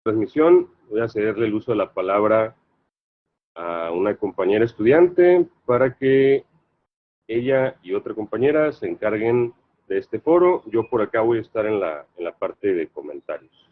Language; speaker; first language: Spanish; native; Spanish